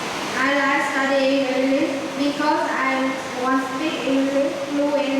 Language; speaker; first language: English; non-native, learner; Vietnamese